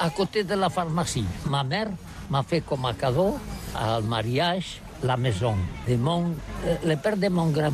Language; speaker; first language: French; non-native, learner; Catalan